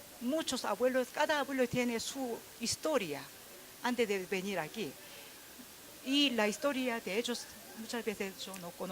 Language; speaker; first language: Spanish; non-native, fluent; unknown